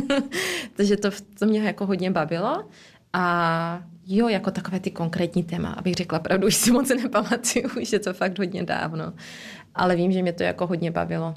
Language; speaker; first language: Czech; early bilingual, heritage; Czech